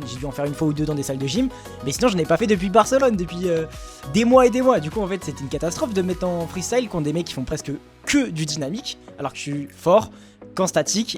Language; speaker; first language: French; native; French